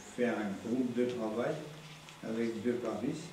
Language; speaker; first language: French; native; French